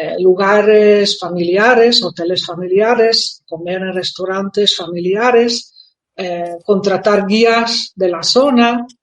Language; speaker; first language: Spanish; non-native, fluent; Dutch